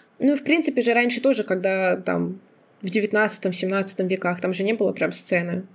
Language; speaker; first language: Russian; non-native, local second language; Azerbaijani